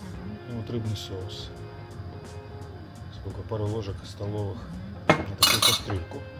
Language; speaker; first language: Russian; native; Russian